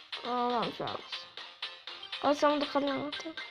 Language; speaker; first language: Arabic; native; Arabic